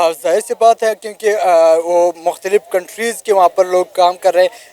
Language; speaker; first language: Hindi; non-native, local second language; Pashto